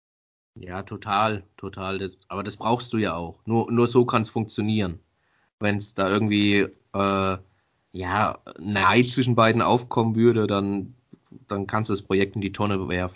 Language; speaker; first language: German; native; German